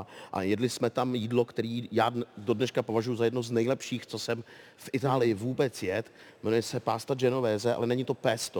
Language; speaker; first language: Czech; native; Czech